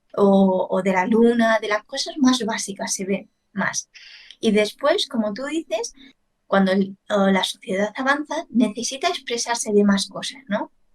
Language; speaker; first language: Spanish; early bilingual, other home language; Chinese